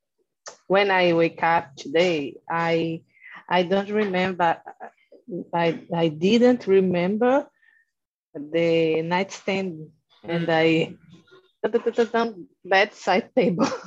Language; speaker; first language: English; non-native, learner; Portuguese